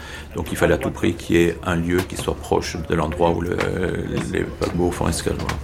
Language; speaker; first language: French; native; French